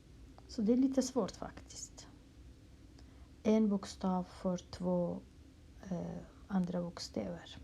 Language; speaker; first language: Swedish; non-native, local second language; Kurdish